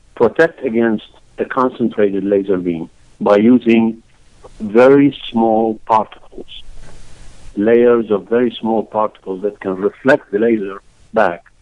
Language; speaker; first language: English; non-native, fluent; Arabic